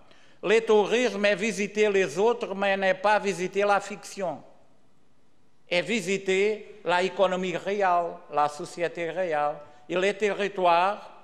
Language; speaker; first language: French; non-native, learner; Portuguese